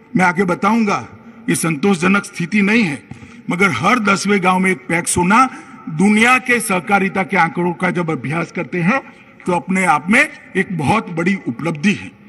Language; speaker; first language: Hindi; non-native, local second language; Gujarati